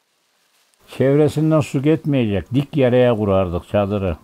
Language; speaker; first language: Turkish; native; Turkish